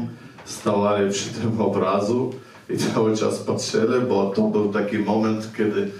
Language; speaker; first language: Polish; non-native, fluent; Ukrainian